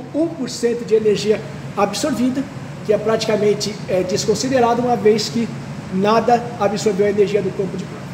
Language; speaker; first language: Portuguese; native; Portuguese